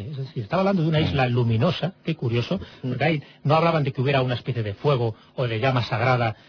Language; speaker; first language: Spanish; native; Spanish